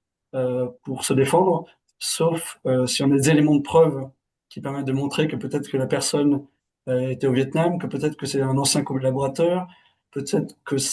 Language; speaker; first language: French; native; French